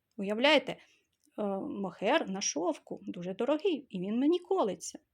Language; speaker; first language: Ukrainian; non-native, local second language; Russian